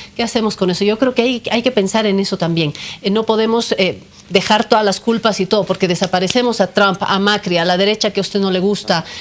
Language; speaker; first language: Spanish; native; Spanish